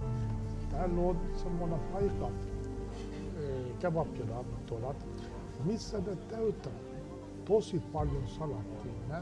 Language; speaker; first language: Finnish; non-native, learner; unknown